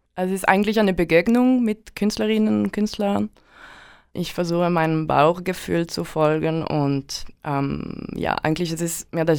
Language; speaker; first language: German; non-native, local second language; French